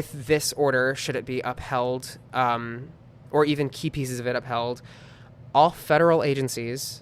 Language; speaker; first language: English; native; English